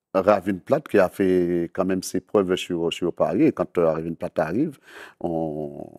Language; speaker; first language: French; native; French